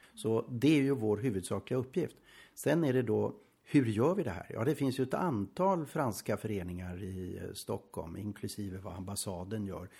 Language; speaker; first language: Swedish; native; Swedish